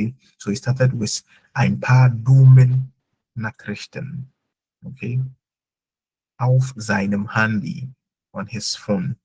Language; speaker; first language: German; non-native, fluent; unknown